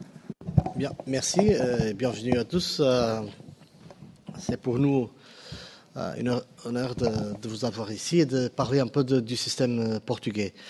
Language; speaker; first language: French; non-native, fluent; Portuguese